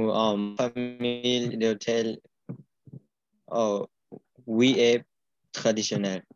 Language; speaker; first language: French; non-native, learner; English